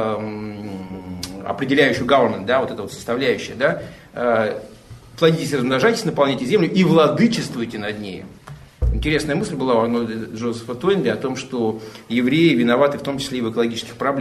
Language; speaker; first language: Russian; native; Russian